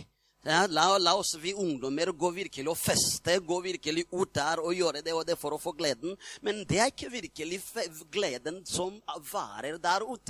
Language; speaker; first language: Norwegian; non-native, fluent; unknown